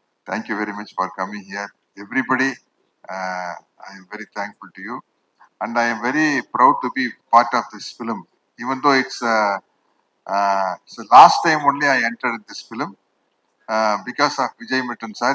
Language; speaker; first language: English; non-native, local second language; Tamil